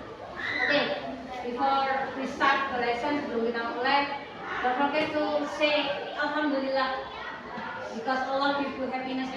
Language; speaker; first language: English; non-native, learner; Indonesian